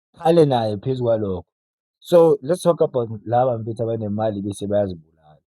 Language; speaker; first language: Zulu; native; Zulu